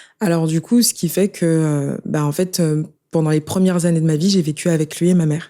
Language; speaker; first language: French; early bilingual, other home language; Haitian Creole